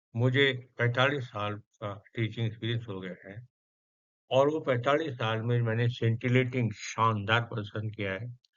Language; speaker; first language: Hindi; non-native, local second language; Punjabi